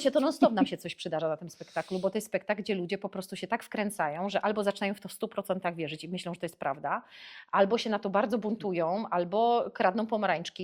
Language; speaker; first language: Polish; native; Polish